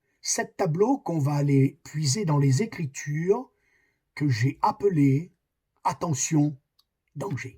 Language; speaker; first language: French; native; French